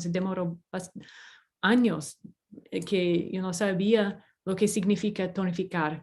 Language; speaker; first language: Spanish; non-native, fluent; English